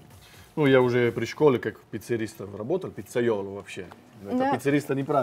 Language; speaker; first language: Russian; non-native, fluent; Italian